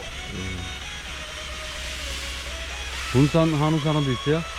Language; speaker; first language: Korean; non-native, learner; Sinhala